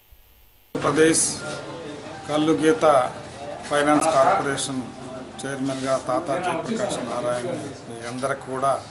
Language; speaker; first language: Telugu; native; Telugu